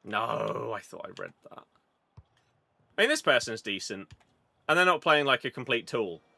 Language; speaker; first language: English; native; English